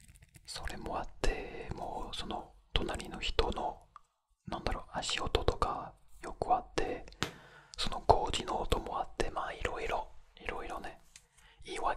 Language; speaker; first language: Japanese; non-native, fluent; French